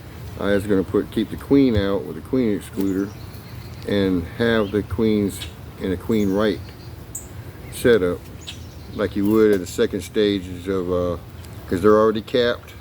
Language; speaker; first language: English; native; English